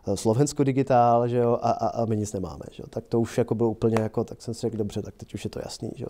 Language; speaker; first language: Czech; native; Czech